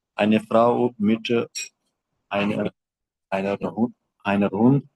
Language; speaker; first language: German; non-native, learner; Hindi